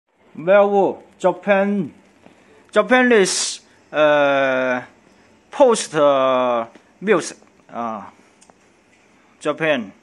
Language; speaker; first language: English; non-native, learner; Chinese